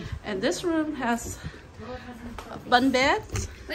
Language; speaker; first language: English; non-native, fluent; Vietnamese